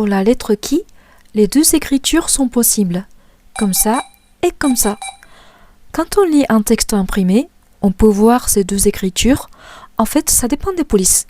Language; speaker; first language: French; non-native, fluent; Japanese